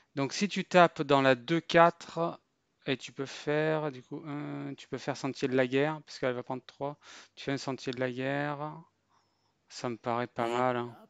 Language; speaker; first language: French; native; French